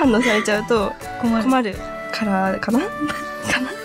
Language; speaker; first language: Japanese; native; Japanese